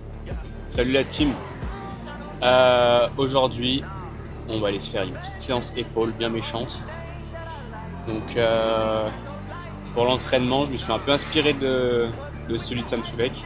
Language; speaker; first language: French; native; French